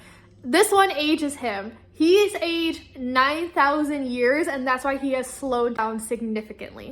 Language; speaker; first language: English; native; English